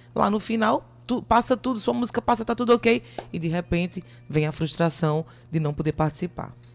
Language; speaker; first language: Portuguese; native; Portuguese